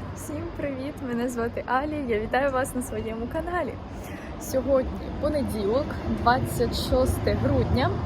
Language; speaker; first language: Ukrainian; non-native, local second language; Russian